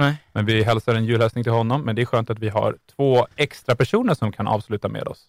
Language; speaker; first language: Swedish; native; Swedish